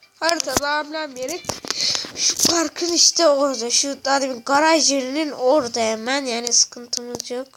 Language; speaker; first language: Turkish; native; Turkish